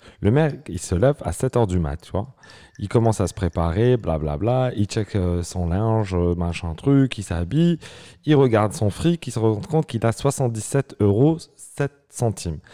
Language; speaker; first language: French; non-native, local second language; Arabic